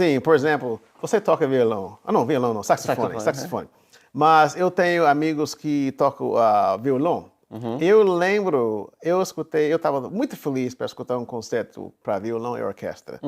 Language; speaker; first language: Portuguese; non-native, fluent; English